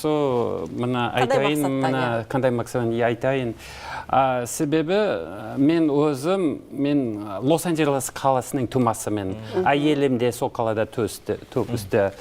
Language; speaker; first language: Kazakh; non-native, learner; English